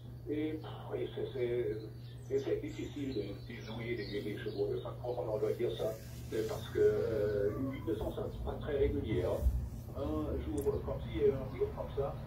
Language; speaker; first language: French; non-native, fluent; German